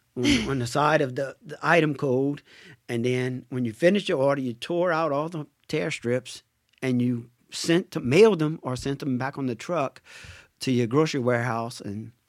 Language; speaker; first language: English; native; English